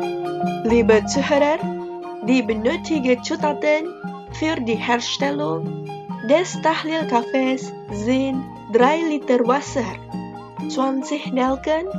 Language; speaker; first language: German; non-native, fluent; Indonesian